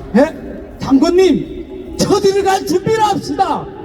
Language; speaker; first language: Korean; native; Korean